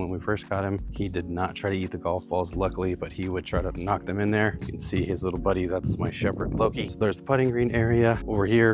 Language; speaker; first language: English; native; English